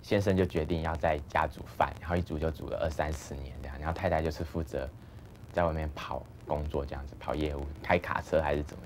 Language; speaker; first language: Chinese; native; Chinese